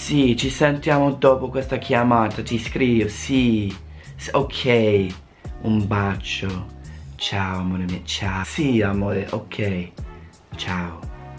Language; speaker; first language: Italian; non-native, fluent; English